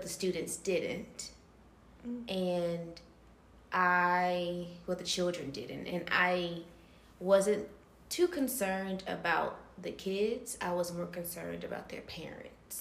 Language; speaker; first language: English; native; English